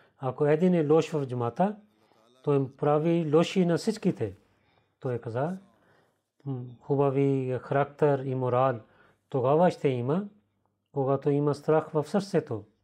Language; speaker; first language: Bulgarian; non-native, learner; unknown